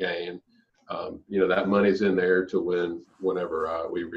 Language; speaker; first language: English; native; English